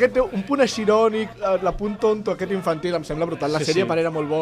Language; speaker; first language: Catalan; native; Catalan